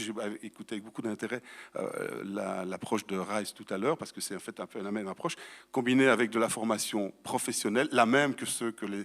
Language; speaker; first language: French; native; French